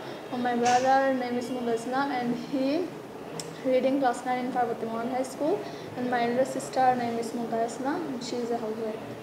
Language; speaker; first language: English; non-native, learner; Bangla